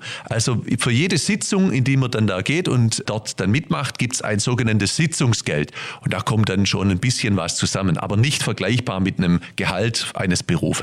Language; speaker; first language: German; native; German